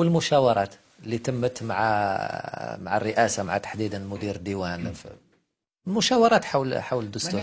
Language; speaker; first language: Arabic; native; Arabic